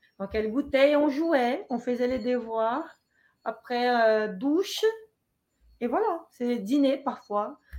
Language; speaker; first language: French; non-native, fluent; Portuguese